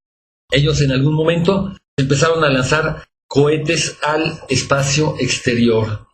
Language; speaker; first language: Spanish; native; Spanish